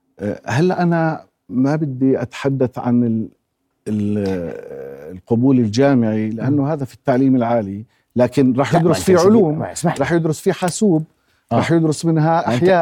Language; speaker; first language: Arabic; native; Arabic